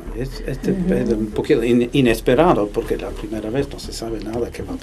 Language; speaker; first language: Spanish; non-native, fluent; English